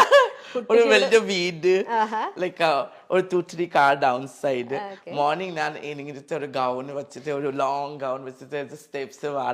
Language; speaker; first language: Malayalam; non-native, fluent; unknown